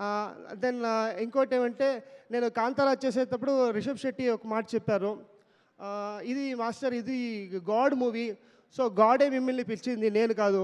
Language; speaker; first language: Telugu; non-native, learner; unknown